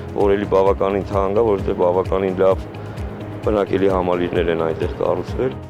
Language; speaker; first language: Armenian; native; Armenian